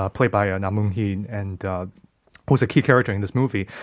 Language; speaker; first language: English; non-native, fluent; Chinese